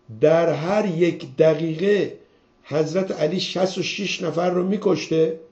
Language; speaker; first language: Persian; native; Persian